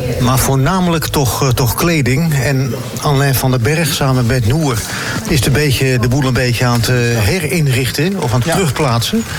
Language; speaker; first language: Dutch; native; Dutch